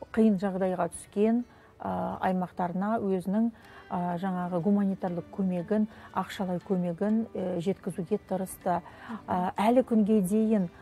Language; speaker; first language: Kazakh; non-native, local second language; Russian